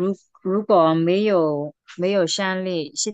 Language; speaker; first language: Chinese; non-native, learner; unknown